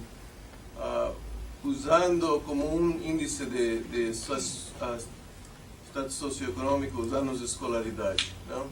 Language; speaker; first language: Portuguese; non-native, fluent; English